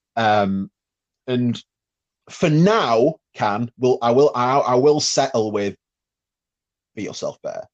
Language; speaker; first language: English; native; English